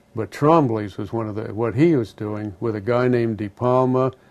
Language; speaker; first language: English; native; English